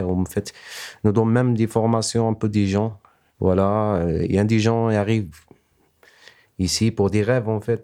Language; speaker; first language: French; non-native, learner; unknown